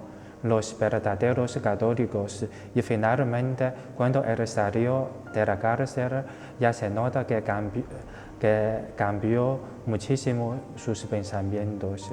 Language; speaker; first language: Spanish; non-native, fluent; Chinese